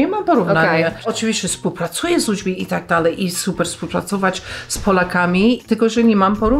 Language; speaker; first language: Polish; non-native, fluent; English